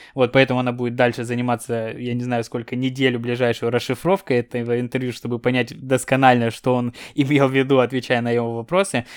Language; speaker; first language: Russian; native; Russian